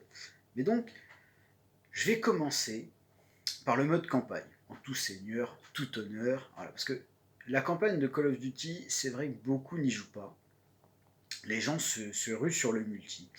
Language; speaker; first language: French; native; French